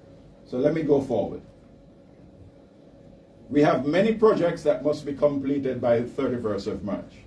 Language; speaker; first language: English; native; English